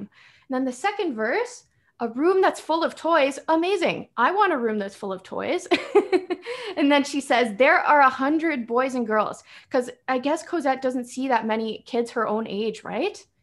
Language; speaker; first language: English; native; English